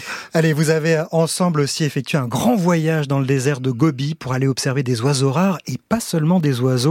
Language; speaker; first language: French; native; French